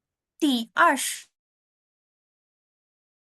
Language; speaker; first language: Chinese; non-native, fluent; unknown